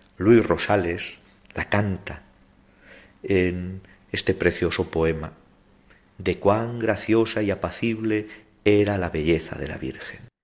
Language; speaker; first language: Spanish; native; Spanish